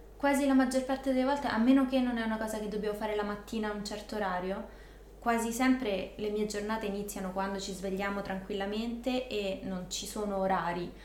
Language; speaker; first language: Italian; native; Italian